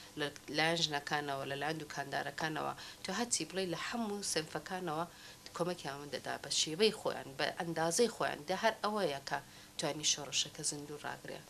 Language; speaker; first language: Central Kurdish; native; Central Kurdish